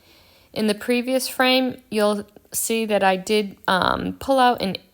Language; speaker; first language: English; native; English